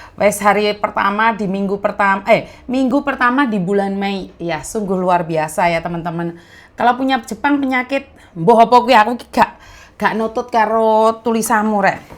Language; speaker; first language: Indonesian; native; Indonesian